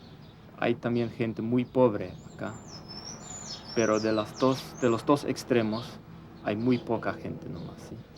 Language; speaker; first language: Spanish; early bilingual, heritage; Plautdietsch